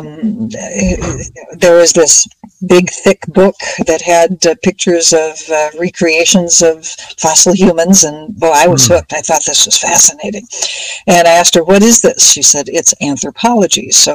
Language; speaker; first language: English; native; English